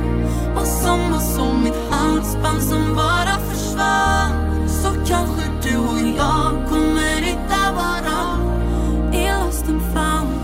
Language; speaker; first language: Swedish; native; Swedish